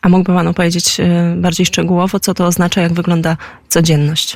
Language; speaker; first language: Polish; native; Polish